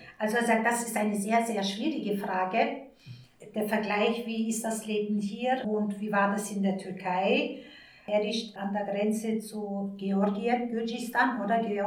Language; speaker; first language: German; early bilingual, other home language; Turkish